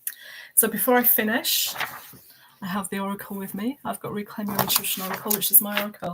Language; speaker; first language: English; native; English